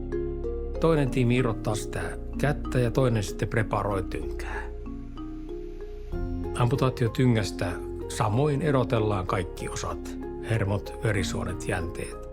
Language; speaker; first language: Finnish; native; Finnish